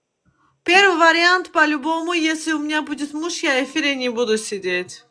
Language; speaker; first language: Russian; non-native, local second language; Azerbaijani